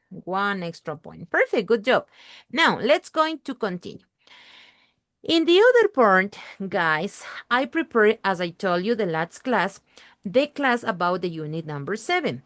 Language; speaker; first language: English; non-native, learner; Spanish